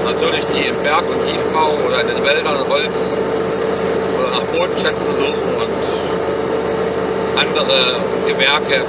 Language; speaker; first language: German; native; German